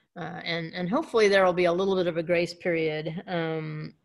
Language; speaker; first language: English; native; English